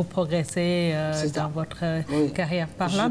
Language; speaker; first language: French; native; French